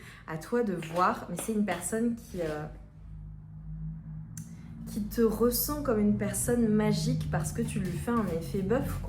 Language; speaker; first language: French; native; French